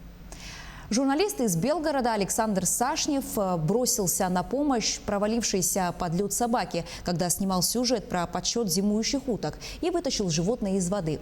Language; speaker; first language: Russian; native; Russian